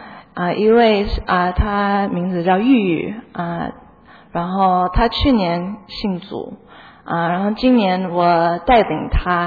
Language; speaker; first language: Chinese; early bilingual, heritage; Chinese